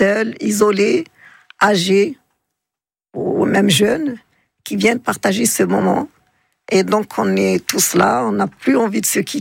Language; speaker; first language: French; non-native, local second language; Arabic